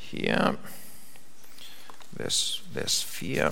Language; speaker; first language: German; non-native, learner; English